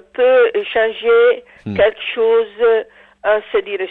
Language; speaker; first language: French; non-native, learner; Italian